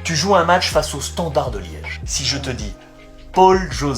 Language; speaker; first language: French; native; French